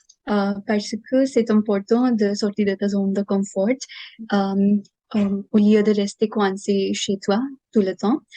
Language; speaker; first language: French; non-native, learner; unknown